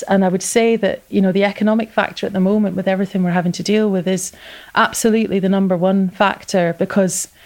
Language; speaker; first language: English; native; English